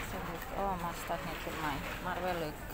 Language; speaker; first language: Dutch; non-native, learner; Indonesian